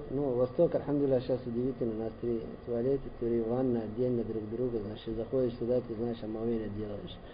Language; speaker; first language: Russian; non-native, learner; Arabic